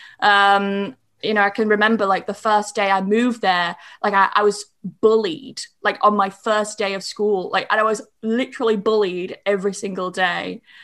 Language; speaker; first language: English; native; English